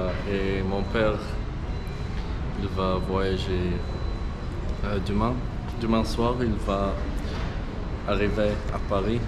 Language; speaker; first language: French; non-native, learner; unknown